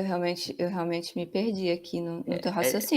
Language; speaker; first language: Portuguese; native; Portuguese